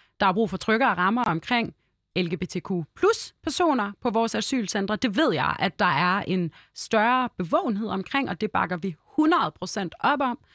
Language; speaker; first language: Danish; early bilingual, other home language; Arabic